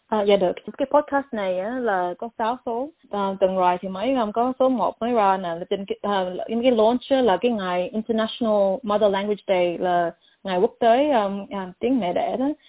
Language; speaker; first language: Vietnamese; early bilingual, heritage; Vietnamese